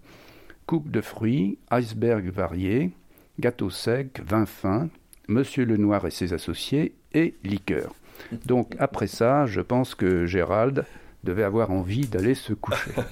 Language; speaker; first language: French; native; French